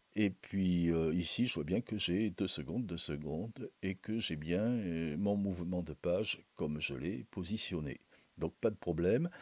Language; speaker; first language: French; native; French